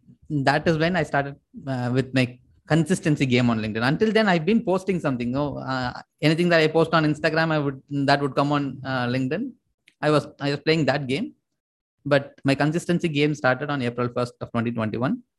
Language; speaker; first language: English; non-native, local second language; Tamil